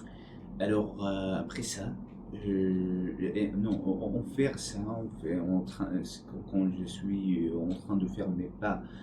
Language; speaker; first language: French; non-native, learner; Arabic